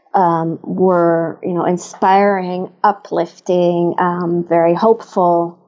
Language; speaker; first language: English; non-native, fluent; Hebrew